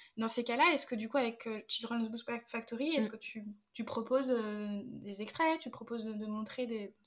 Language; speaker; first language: French; native; French